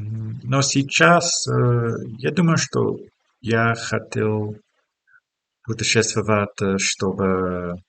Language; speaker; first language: Russian; non-native, learner; English